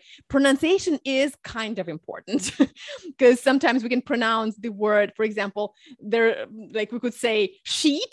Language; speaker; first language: English; early bilingual, other home language; Russian